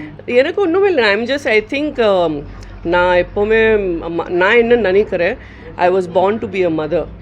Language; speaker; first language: Tamil; non-native, local second language; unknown